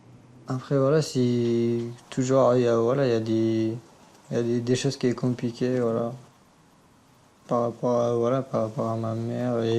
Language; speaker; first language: French; non-native, fluent; Persian